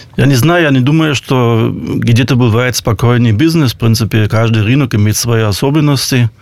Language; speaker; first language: Russian; non-native, fluent; German